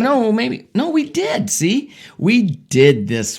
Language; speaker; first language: English; native; English